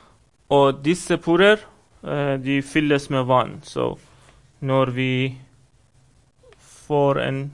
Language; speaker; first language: Norwegian; non-native, fluent; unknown